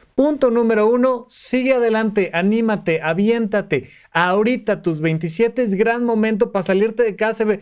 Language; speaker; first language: Spanish; native; Spanish